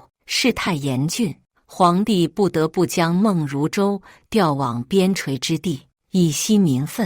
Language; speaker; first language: Chinese; native; Chinese